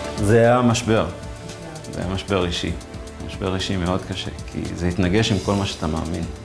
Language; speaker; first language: Hebrew; non-native, local second language; Arabic